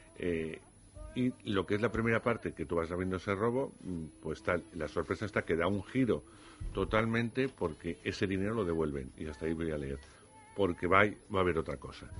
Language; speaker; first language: Spanish; native; Spanish